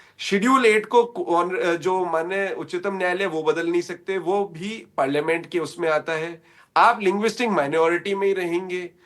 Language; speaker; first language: Hindi; native; Hindi